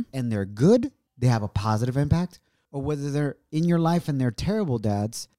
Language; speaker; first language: English; early bilingual, other home language; Spanish